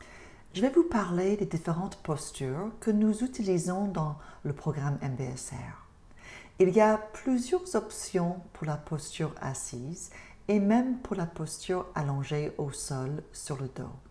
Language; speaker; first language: French; non-native, fluent; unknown